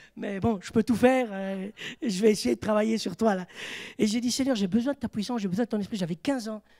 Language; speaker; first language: French; native; French